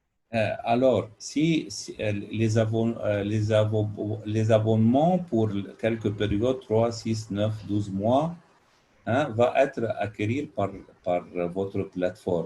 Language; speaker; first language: French; non-native, learner; Arabic